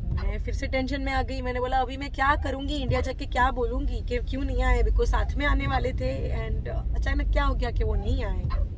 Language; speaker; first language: Hindi; non-native, local second language; Gujarati